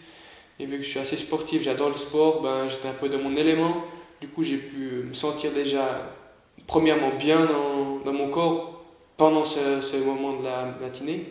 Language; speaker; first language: French; native; French